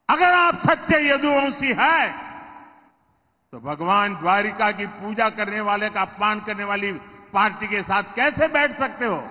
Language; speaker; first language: Hindi; non-native, local second language; Gujarati